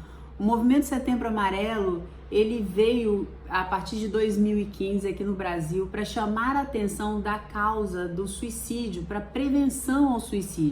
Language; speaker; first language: Portuguese; native; Portuguese